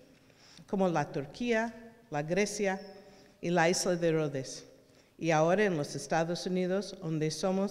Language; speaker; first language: Spanish; early bilingual, heritage; Ladino